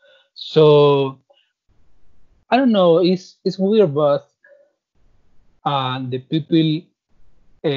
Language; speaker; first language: English; non-native, learner; Spanish